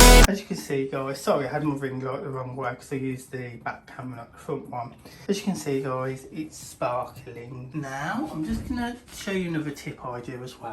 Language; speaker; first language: English; native; English